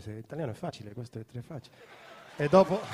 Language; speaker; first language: Italian; non-native, learner; Spanish